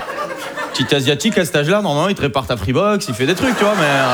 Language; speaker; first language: French; native; French